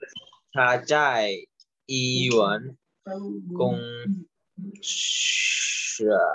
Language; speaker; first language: Chinese; non-native, learner; Thai